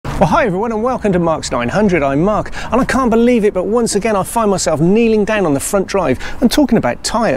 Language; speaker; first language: English; native; English